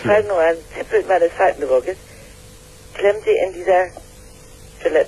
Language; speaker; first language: German; native; German